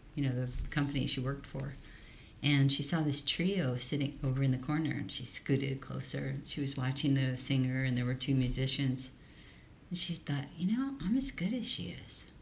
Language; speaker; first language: English; early bilingual, other home language; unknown